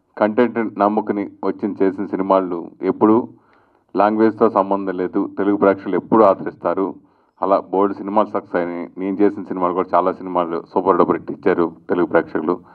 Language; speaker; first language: Telugu; native; Telugu